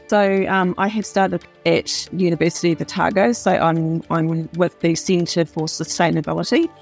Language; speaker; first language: English; native; English